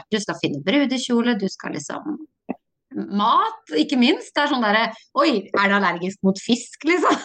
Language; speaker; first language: Norwegian; native; Norwegian